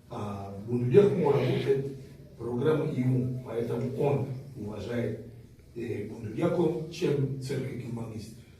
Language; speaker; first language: Russian; non-native, fluent; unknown